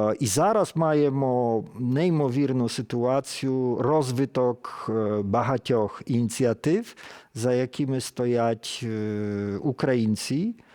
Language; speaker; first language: Ukrainian; early bilingual, heritage; Ukrainian